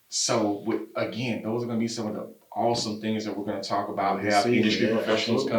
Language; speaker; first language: English; native; English